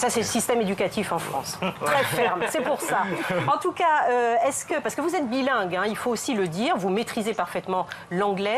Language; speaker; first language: French; native; French